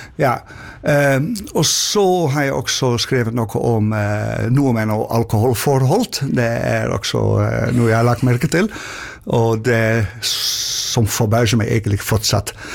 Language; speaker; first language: Norwegian; non-native, fluent; Dutch